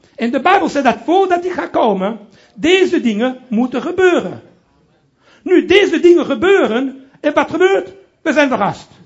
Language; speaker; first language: Dutch; non-native, fluent; French